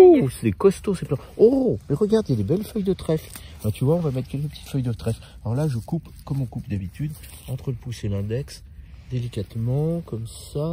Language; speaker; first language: French; native; French